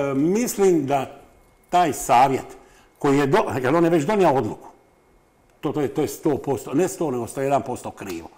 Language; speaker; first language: Croatian; native; Croatian